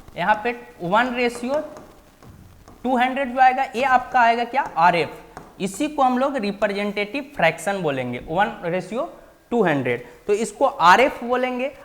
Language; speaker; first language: Hindi; native; Hindi